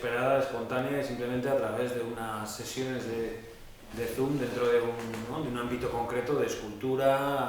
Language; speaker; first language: Spanish; native; Spanish